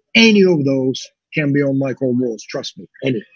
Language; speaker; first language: English; non-native, fluent; Russian